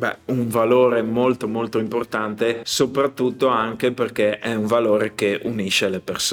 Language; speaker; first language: Italian; native; Italian